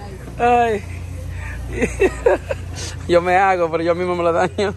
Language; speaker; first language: Spanish; native; Spanish